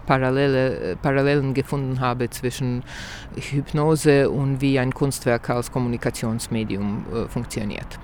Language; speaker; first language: German; non-native, fluent; Croatian